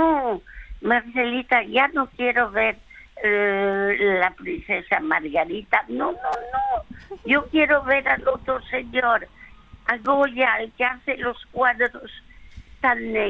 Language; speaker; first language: Spanish; early bilingual, other home language; French